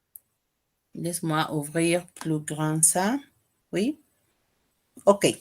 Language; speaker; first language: French; non-native, fluent; Spanish